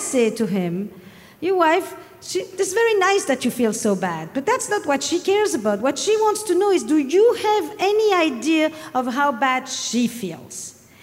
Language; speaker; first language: English; non-native, fluent; French